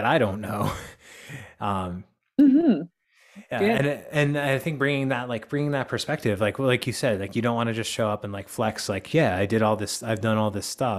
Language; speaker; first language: English; native; English